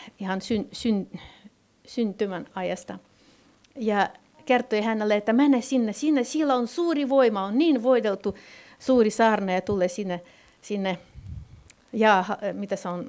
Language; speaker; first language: Finnish; non-native, fluent; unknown